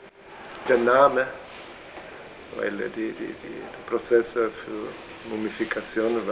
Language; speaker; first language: German; non-native, learner; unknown